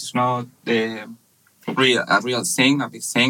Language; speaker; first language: English; non-native, fluent; Spanish